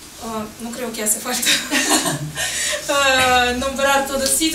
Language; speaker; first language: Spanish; non-native, fluent; Russian